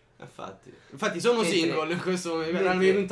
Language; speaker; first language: Italian; early bilingual, other home language; Polish